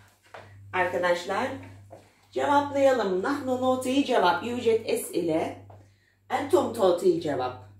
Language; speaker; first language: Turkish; non-native, fluent; Arabic